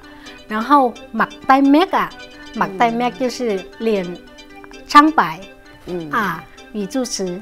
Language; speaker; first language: Chinese; non-native, local second language; Vietnamese